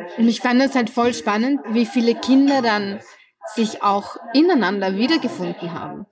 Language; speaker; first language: German; early bilingual, other home language; Arabic